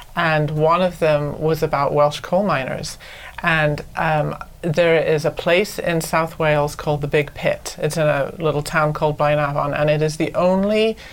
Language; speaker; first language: English; native; English